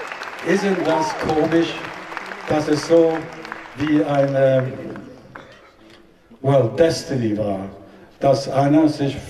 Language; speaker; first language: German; non-native, learner; Italian